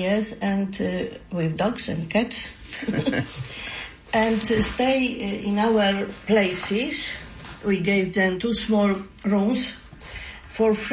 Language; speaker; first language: English; non-native, learner; Polish